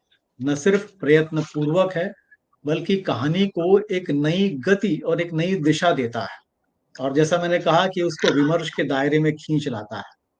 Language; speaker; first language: Hindi; native; Hindi